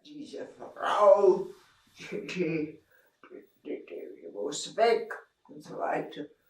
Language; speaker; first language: German; non-native, fluent; Czech